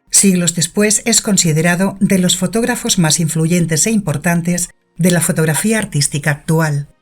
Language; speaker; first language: Spanish; native; Spanish